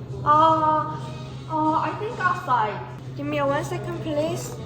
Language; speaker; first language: English; non-native, learner; Korean